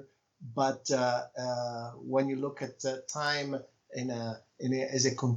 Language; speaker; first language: English; non-native, fluent; Italian